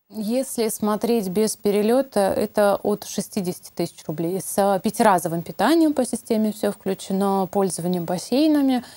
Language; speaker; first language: Russian; native; Russian